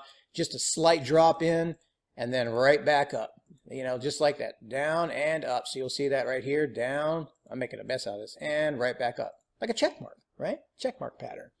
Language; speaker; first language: English; native; English